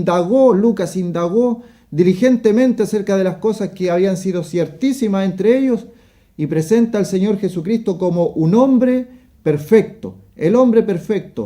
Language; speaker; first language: Spanish; native; Spanish